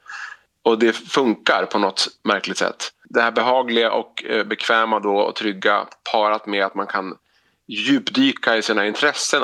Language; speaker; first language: Swedish; native; Swedish